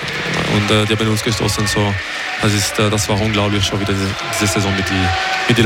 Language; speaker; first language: German; non-native, local second language; French